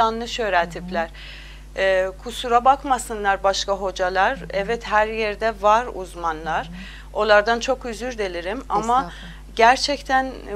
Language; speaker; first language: Turkish; non-native, learner; Azerbaijani